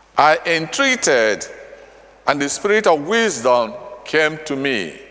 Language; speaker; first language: English; non-native, local second language; Igbo